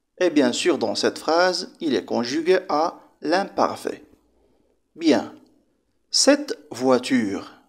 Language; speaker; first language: French; non-native, local second language; Arabic